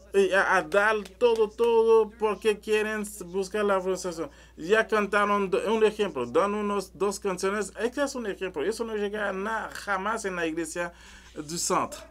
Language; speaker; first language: Spanish; non-native, learner; French